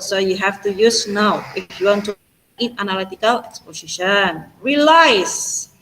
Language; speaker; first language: English; non-native, fluent; Indonesian